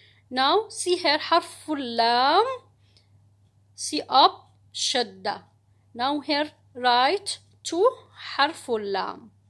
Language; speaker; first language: English; non-native, learner; Arabic